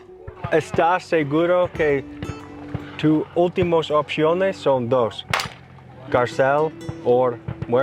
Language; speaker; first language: Spanish; non-native, learner; English